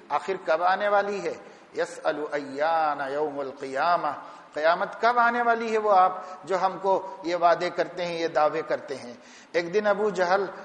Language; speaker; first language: Urdu; native; Urdu